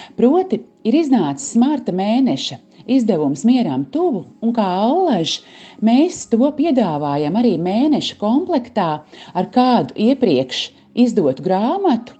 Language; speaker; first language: Latvian; native; Latvian